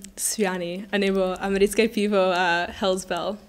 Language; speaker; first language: Czech; non-native, learner; English